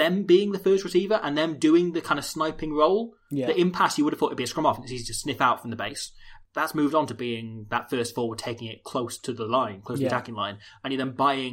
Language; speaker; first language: English; native; English